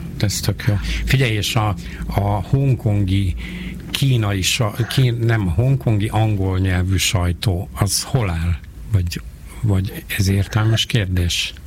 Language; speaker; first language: Hungarian; native; Hungarian